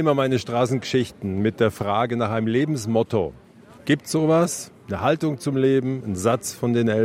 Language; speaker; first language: German; native; German